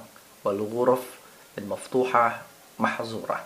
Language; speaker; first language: Arabic; non-native, learner; Indonesian